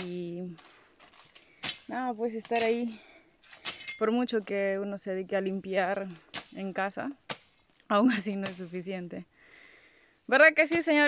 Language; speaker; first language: Spanish; native; Spanish